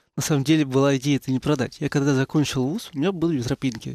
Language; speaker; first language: Russian; native; Russian